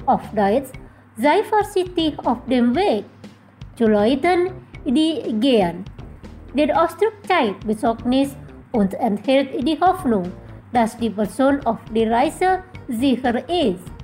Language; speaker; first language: German; non-native, fluent; Indonesian